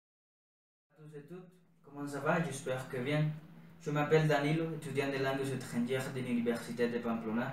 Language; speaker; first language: French; non-native, learner; Spanish